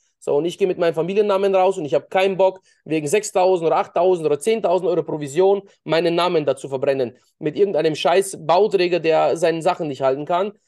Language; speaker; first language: German; early bilingual, other home language; Russian